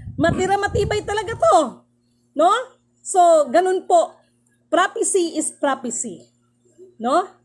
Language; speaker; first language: Filipino; non-native, local second language; Cebuano